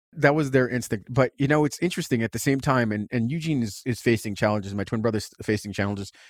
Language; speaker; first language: English; early bilingual, other home language; Russian